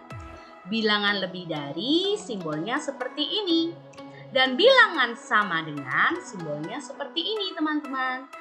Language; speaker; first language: Indonesian; native; Indonesian